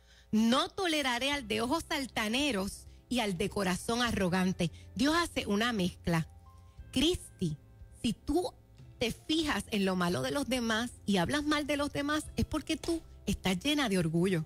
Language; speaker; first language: Spanish; native; Spanish